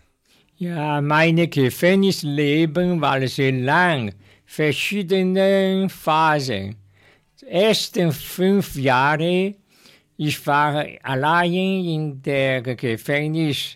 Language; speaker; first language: German; non-native, learner; Chinese